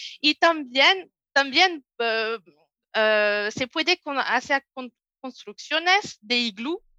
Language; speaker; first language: Spanish; non-native, learner; French